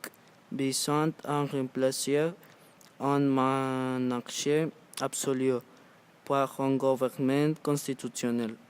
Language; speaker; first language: French; non-native, learner; Spanish